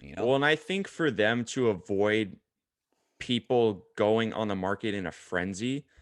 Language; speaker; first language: English; native; English